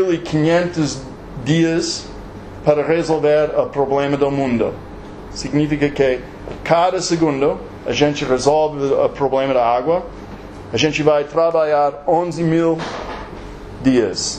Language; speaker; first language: Portuguese; non-native, learner; English